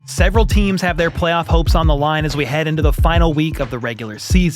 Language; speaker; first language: English; native; English